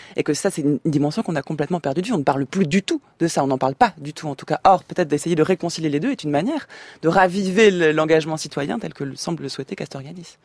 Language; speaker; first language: French; native; French